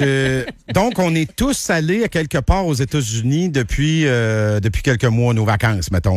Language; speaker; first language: French; native; French